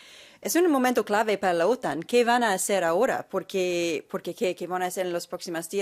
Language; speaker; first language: Spanish; non-native, fluent; English